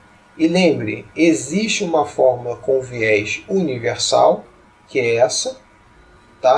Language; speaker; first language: Portuguese; native; Portuguese